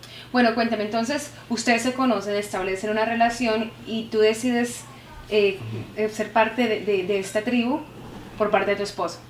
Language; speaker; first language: Spanish; native; Spanish